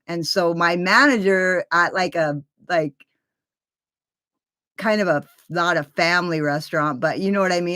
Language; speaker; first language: English; native; English